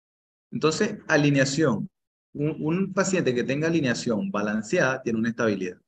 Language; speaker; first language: Spanish; native; Spanish